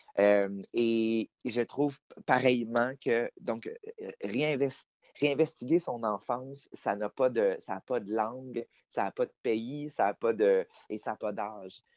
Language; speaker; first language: French; native; French